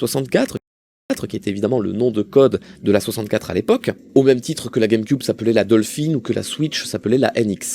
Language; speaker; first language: French; native; French